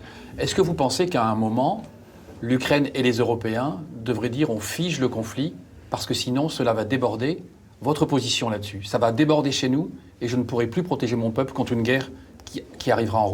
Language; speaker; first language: French; native; French